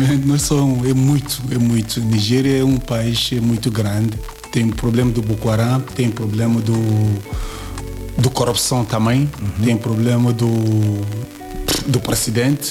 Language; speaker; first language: Portuguese; non-native, learner; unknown